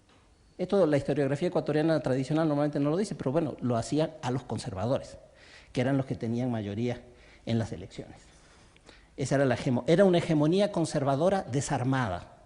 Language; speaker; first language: Spanish; native; Spanish